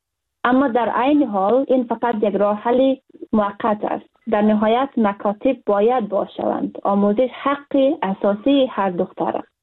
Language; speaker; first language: Persian; native; Persian